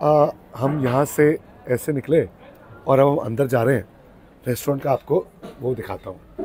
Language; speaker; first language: Hindi; native; Hindi